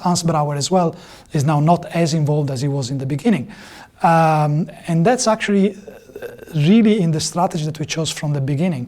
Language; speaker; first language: English; non-native, fluent; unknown